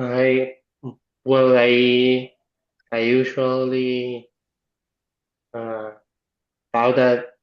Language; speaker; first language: English; non-native, learner; Spanish